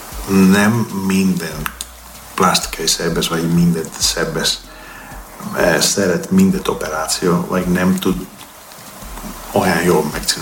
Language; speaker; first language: Hungarian; non-native, learner; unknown